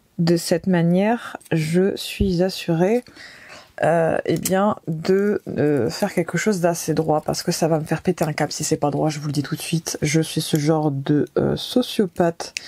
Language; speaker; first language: French; early bilingual, other home language; Portuguese